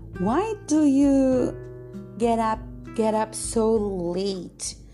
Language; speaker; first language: English; non-native, fluent; Portuguese